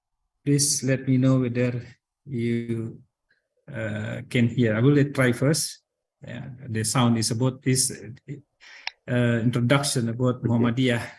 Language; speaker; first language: English; non-native, learner; Indonesian